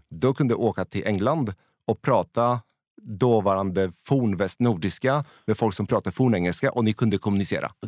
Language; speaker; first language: Swedish; non-native, fluent; Polish